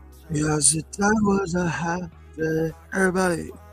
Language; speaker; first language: English; non-native, fluent; Korean